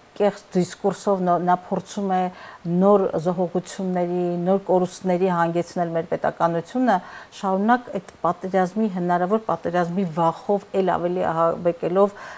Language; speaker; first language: Armenian; native; Armenian